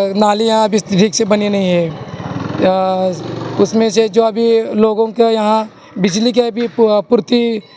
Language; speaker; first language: Hindi; non-native, local second language; Marathi